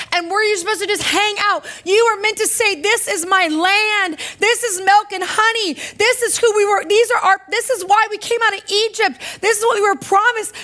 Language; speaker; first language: English; native; English